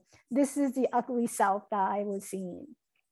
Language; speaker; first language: English; non-native, fluent; Chinese